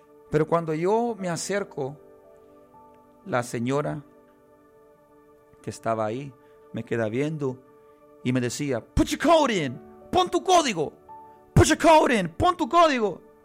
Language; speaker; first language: Spanish; early bilingual, heritage; Spanish